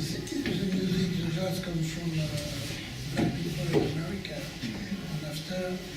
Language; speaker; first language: English; non-native, learner; French